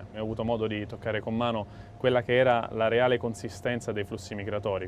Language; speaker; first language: Italian; native; Italian